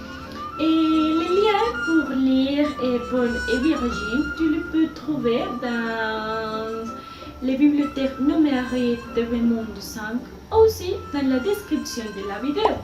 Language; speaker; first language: French; non-native, learner; Spanish